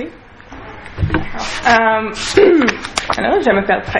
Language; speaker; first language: French; non-native, learner; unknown